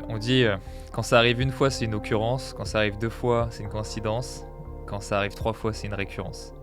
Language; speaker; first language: French; native; French